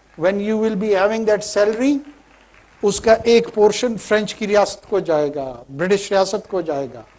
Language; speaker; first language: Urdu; non-native, local second language; Pashto